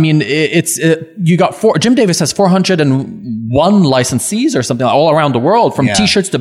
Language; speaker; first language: English; non-native, fluent; French